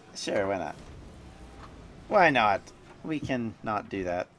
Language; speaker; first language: English; native; English